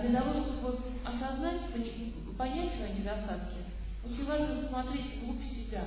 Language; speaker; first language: Russian; native; Russian